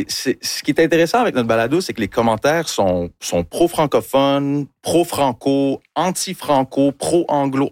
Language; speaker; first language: French; early bilingual, other home language; English